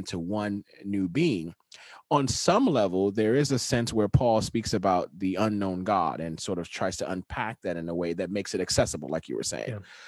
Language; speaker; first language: English; non-native, local second language; Yoruba